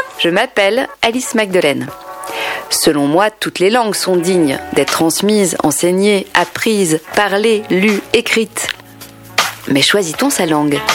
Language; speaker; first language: French; native; French